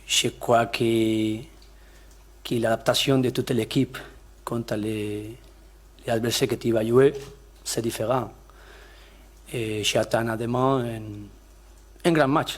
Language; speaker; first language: French; non-native, learner; Spanish